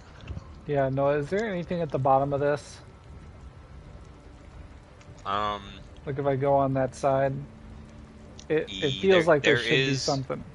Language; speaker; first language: English; native; English